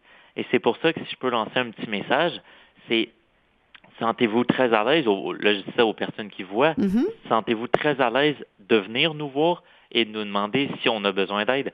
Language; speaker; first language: French; native; French